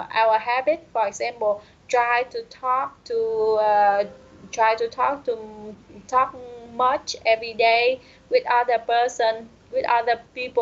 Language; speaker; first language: English; non-native, learner; Vietnamese